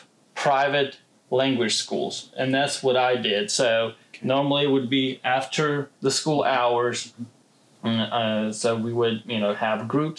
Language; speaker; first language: English; non-native, fluent; Ukrainian